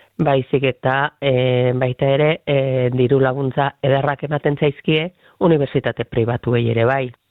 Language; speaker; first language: Basque; native; Basque